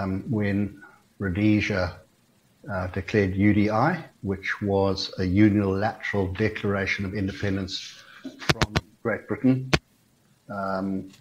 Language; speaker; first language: English; native; English